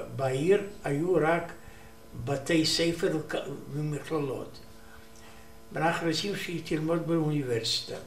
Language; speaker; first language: Hebrew; non-native, learner; Romanian